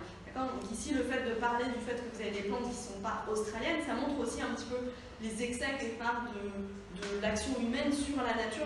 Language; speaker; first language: French; native; French